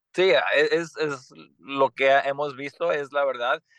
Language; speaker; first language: Spanish; early bilingual, heritage; Spanish